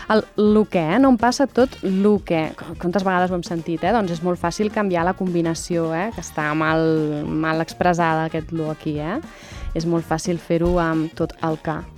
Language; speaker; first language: Catalan; native; Catalan